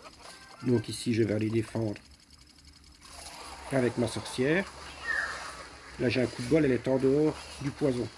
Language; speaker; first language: French; native; French